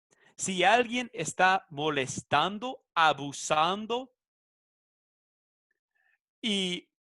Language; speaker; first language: Spanish; non-native, fluent; English